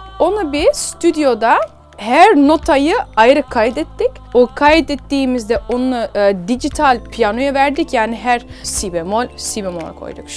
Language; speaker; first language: Turkish; early bilingual, heritage; Turkish